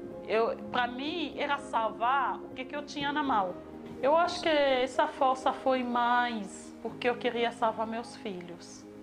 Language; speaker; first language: Portuguese; non-native, fluent; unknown